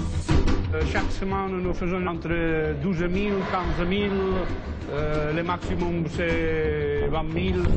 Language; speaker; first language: French; non-native, fluent; Spanish